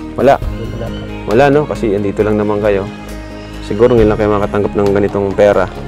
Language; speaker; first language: Filipino; native; Filipino